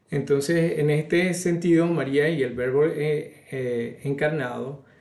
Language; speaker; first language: Spanish; native; Spanish